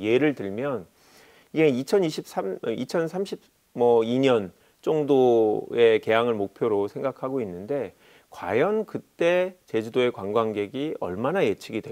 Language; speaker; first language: Korean; native; Korean